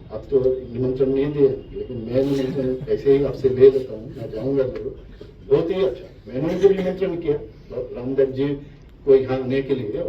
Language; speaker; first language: Hindi; non-native, local second language; Bangla